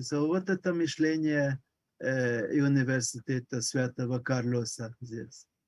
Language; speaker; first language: Russian; non-native, learner; Hungarian